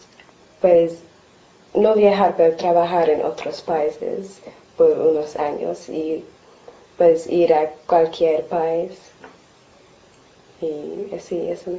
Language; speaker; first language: Spanish; non-native, learner; English